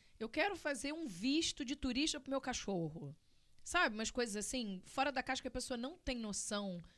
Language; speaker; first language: Portuguese; native; Portuguese